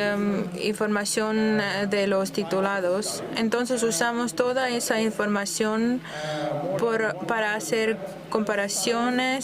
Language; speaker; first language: Spanish; non-native, fluent; Dutch